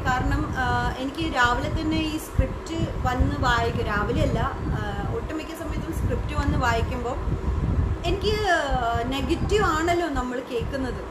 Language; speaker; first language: Malayalam; early bilingual, heritage; Malayalam